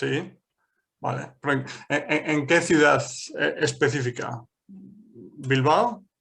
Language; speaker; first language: Spanish; non-native, fluent; English